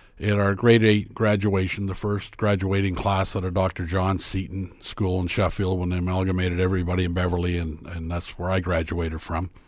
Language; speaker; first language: English; native; English